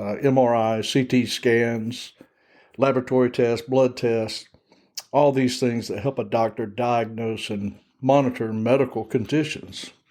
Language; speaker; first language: English; native; English